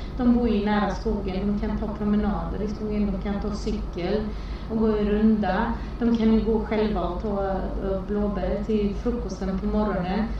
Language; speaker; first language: Swedish; non-native, fluent; Romanian